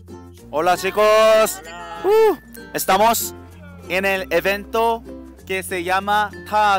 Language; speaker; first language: Spanish; non-native, learner; Korean